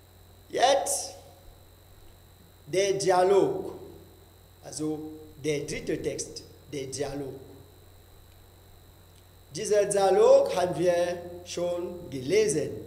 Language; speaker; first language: German; non-native, fluent; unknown